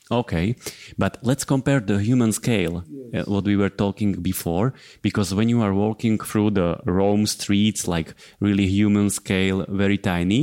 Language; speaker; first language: English; non-native, fluent; Slovak